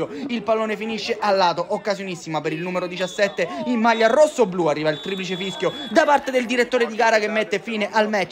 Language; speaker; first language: Italian; native; Italian